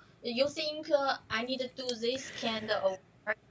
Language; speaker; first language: English; non-native, learner; Chinese